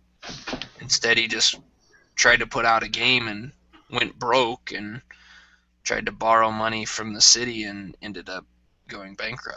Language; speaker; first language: English; native; English